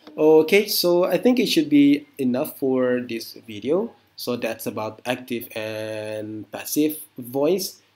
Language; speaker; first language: English; non-native, fluent; Indonesian